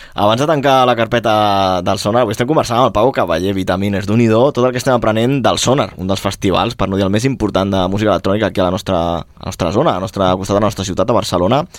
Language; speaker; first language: Catalan; native; Catalan